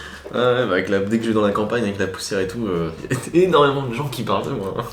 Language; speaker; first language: French; native; French